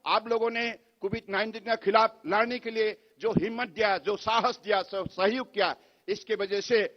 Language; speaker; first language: Hindi; non-native, local second language; Assamese